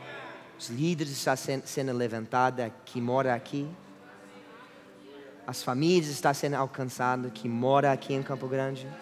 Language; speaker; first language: Portuguese; non-native, fluent; English